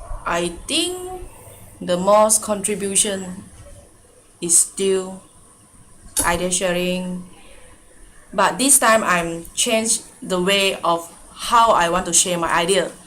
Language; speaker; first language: English; non-native, local second language; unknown